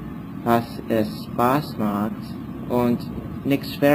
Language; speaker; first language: German; non-native, learner; English